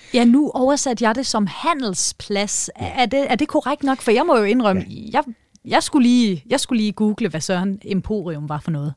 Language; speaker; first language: Danish; native; Danish